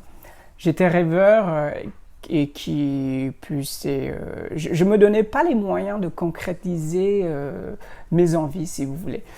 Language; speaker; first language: French; non-native, fluent; Indonesian